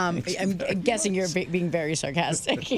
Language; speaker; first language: English; native; English